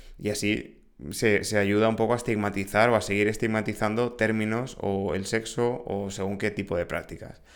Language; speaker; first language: Spanish; native; Spanish